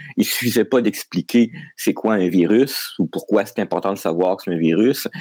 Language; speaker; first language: French; native; French